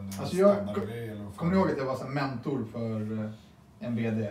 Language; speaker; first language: Swedish; native; Swedish